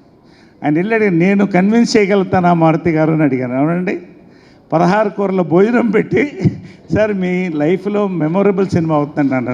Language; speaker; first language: Telugu; native; Telugu